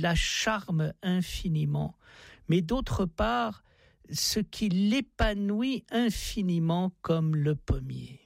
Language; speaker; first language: French; native; French